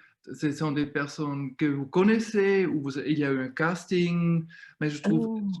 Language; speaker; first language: French; non-native, fluent; German